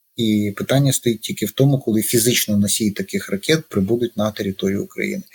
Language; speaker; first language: Ukrainian; native; Ukrainian